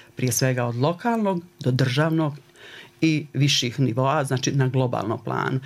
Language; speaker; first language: Croatian; native; Croatian